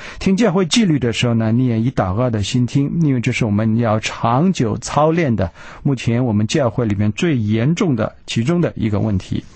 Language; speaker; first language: Chinese; early bilingual, heritage; Chinese